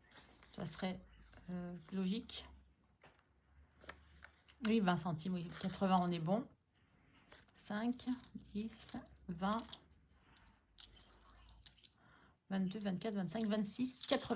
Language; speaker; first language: French; native; French